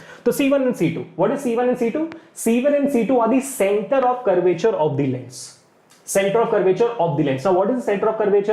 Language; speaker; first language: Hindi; native; Hindi